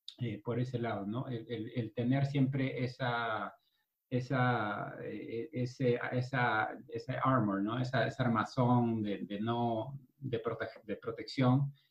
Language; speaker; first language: Spanish; native; Spanish